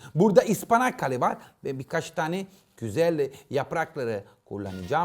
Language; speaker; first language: Turkish; non-native, learner; Italian